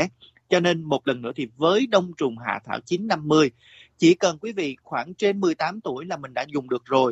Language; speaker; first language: Vietnamese; native; Vietnamese